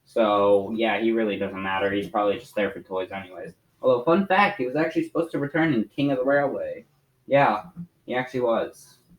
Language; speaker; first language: English; native; English